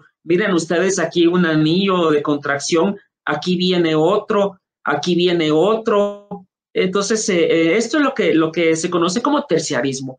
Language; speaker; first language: Spanish; native; Spanish